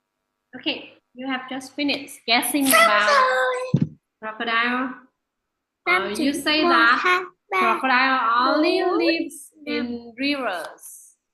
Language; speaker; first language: English; non-native, fluent; Vietnamese